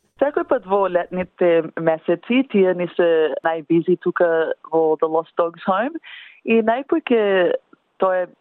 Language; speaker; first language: Macedonian; early bilingual, heritage; English